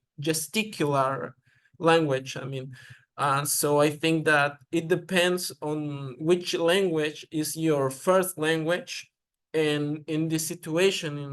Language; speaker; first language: English; non-native, learner; Spanish